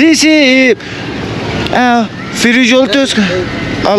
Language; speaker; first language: Spanish; non-native, learner; Turkish